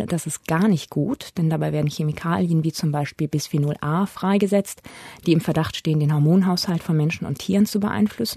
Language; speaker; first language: German; native; German